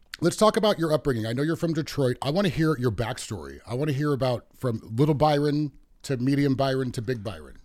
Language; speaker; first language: English; native; English